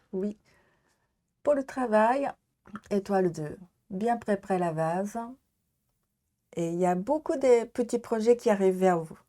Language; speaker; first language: French; non-native, learner; Japanese